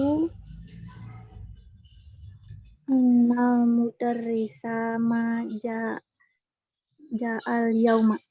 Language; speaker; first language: Arabic; non-native, learner; Indonesian